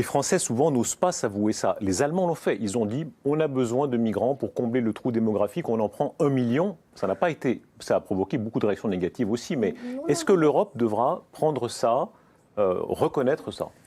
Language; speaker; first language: French; native; French